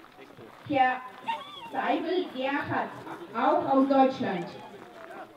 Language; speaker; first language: German; non-native, learner; Slovenian